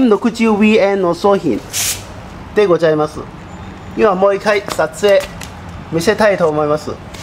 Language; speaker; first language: Japanese; non-native, fluent; Cantonese